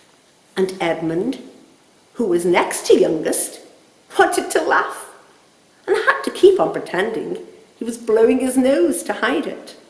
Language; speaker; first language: English; native; English